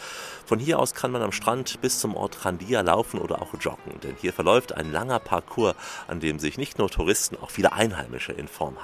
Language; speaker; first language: German; native; German